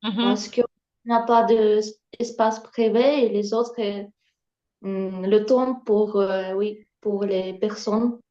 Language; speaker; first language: French; non-native, learner; Ukrainian